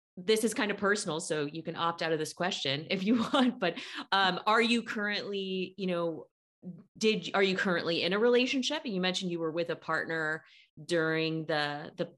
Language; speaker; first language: English; native; English